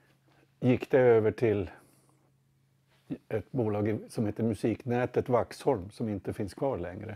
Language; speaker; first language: Swedish; native; Swedish